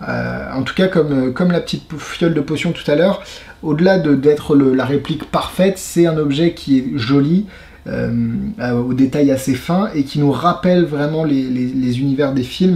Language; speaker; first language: French; native; French